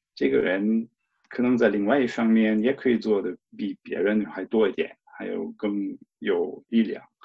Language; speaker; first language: Chinese; non-native, fluent; German